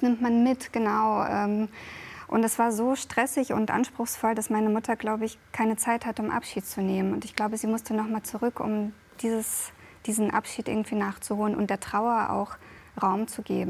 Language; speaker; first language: German; early bilingual, other home language; Russian